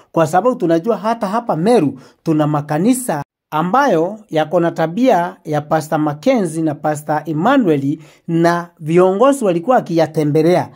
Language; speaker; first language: Swahili; non-native, local second language; Meru